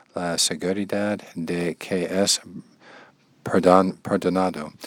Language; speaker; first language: Spanish; non-native, learner; English